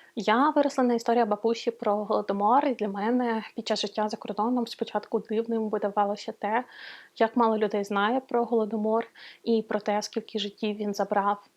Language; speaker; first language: Ukrainian; non-native, local second language; Russian